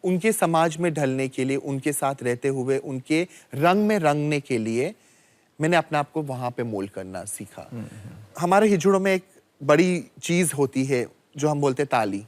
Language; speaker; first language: Hindi; native; Hindi